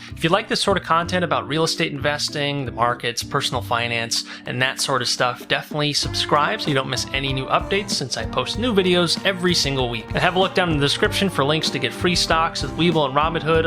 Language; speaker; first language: English; native; English